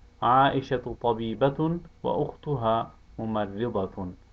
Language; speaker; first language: Arabic; non-native, fluent; English